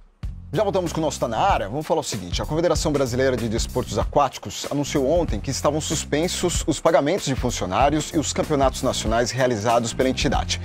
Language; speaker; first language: Portuguese; native; Portuguese